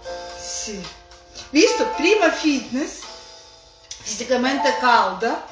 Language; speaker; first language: Italian; non-native, learner; Russian